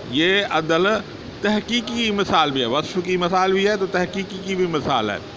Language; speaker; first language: Urdu; non-native, local second language; Sindhi